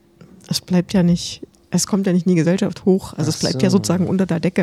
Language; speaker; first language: German; native; German